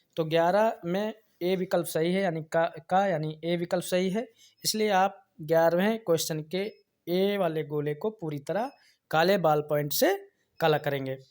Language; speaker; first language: Hindi; native; Hindi